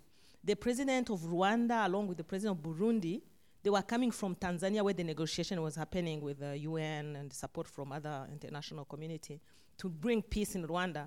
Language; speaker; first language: English; non-native, local second language; Kinyarwanda